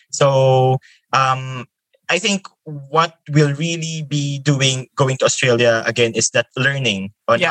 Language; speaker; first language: English; non-native, local second language; Filipino